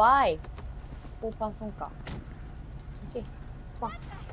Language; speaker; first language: English; non-native, learner; Japanese